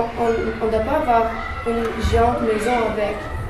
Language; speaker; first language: French; non-native, learner; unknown